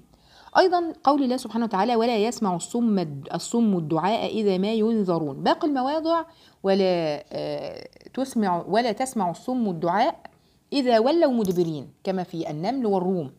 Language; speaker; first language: Arabic; native; Arabic